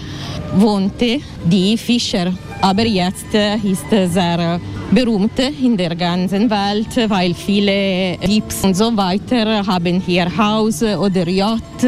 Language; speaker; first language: German; non-native, learner; Italian